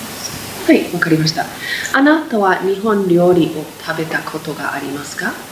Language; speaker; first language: Japanese; non-native, fluent; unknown